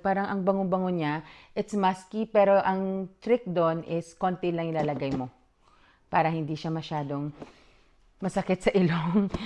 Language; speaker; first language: Filipino; native; Filipino